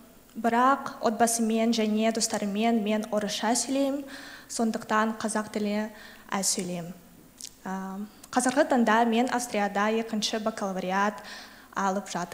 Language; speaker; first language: Kazakh; non-native, local second language; Russian